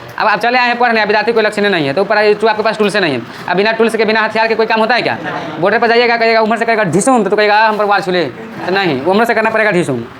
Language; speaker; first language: Hindi; native; Hindi